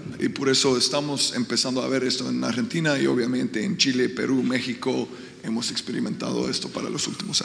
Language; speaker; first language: Spanish; non-native, fluent; English